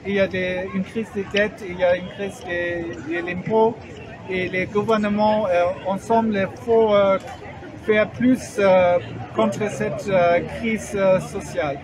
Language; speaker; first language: French; non-native, learner; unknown